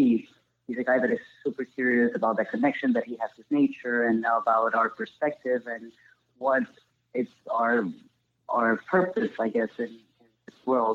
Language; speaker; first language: English; non-native, fluent; Spanish